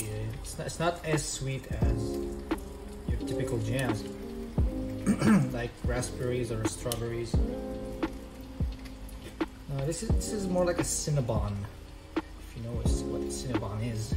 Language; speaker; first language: English; non-native, local second language; Filipino